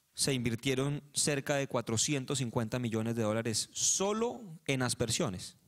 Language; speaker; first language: Spanish; native; Spanish